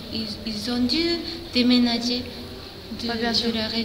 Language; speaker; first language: French; non-native, fluent; Japanese